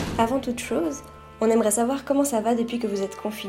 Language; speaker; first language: French; native; French